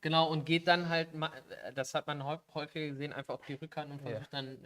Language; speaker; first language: German; native; German